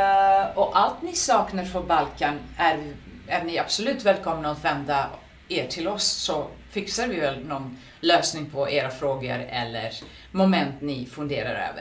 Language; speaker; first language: Swedish; non-native, fluent; Serbian